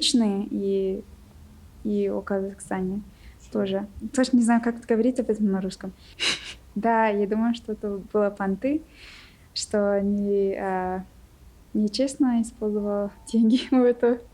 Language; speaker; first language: Russian; non-native, fluent; English